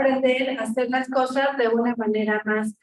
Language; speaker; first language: Spanish; native; Spanish